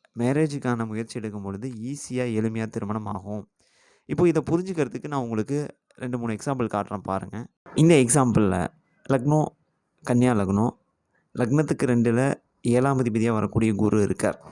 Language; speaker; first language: Tamil; native; Tamil